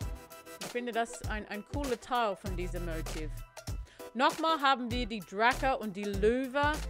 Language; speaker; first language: German; non-native, learner; English